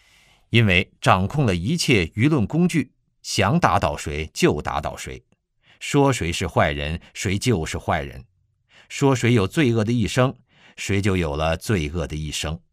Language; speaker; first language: Chinese; native; Chinese